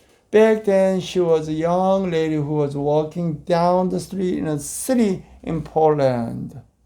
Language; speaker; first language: English; non-native, fluent; Korean